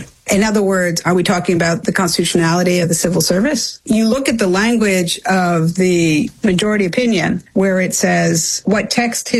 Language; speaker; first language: English; native; English